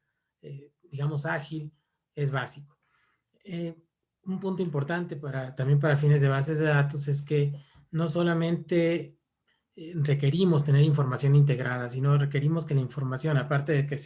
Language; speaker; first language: Spanish; native; Spanish